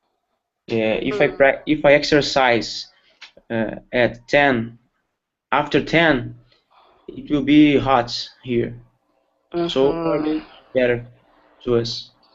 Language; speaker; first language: English; non-native, learner; Portuguese